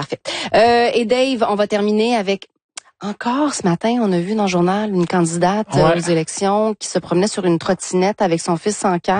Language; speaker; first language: French; native; French